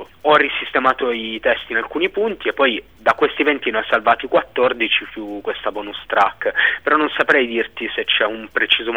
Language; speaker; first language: Italian; native; Italian